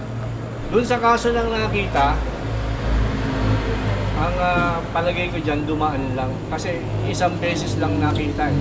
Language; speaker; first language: Filipino; native; Filipino